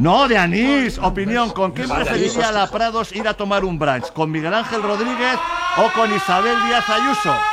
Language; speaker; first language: Spanish; native; Spanish